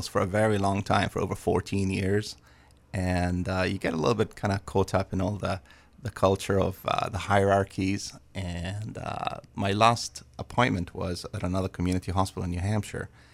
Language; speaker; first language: English; native; English